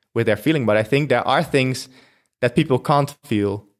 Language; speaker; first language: English; non-native, fluent; Dutch